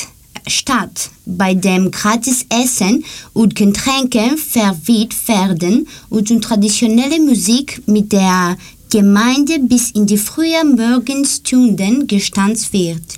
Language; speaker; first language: German; non-native, learner; Greek